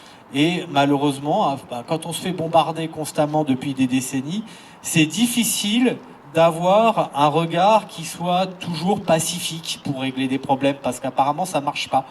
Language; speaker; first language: French; native; French